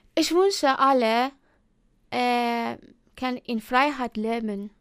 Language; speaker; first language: German; non-native, learner; Persian